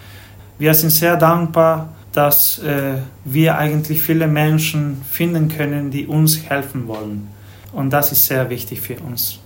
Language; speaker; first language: German; non-native, fluent; Spanish